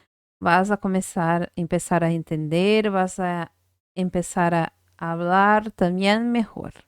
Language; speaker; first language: Spanish; non-native, fluent; Portuguese